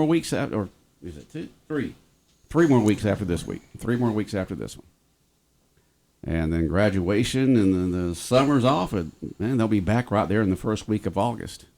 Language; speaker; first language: English; native; English